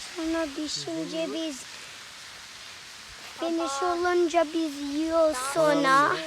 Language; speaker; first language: Turkish; early bilingual, heritage; Turkish